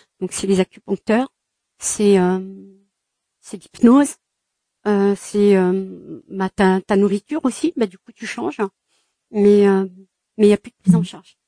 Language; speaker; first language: French; early bilingual, other home language; Kabyle